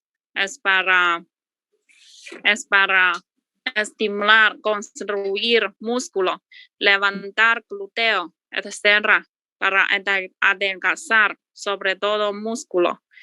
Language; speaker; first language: Spanish; non-native, learner; Chinese